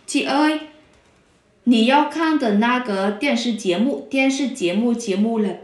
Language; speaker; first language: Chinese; non-native, fluent; Vietnamese